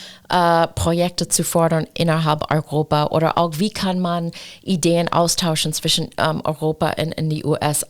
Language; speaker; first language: German; non-native, fluent; English